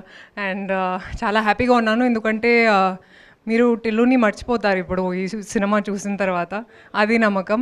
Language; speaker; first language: Telugu; non-native, fluent; Hindi